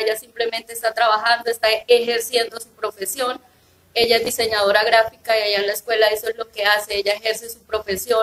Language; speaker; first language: Spanish; native; Spanish